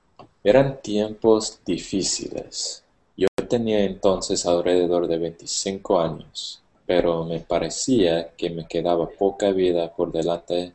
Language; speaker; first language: Spanish; non-native, learner; English